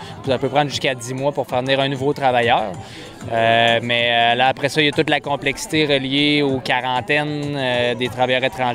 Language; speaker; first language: French; native; French